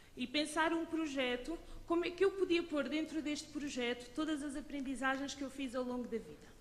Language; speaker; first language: Portuguese; early bilingual, other home language; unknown